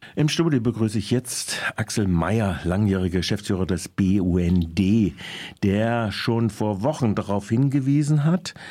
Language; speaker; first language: German; native; German